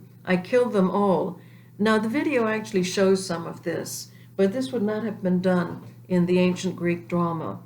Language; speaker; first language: English; native; English